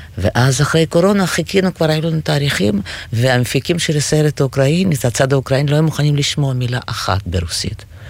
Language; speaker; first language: Hebrew; non-native, fluent; Russian